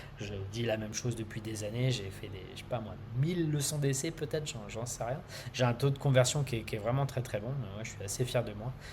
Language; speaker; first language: French; native; French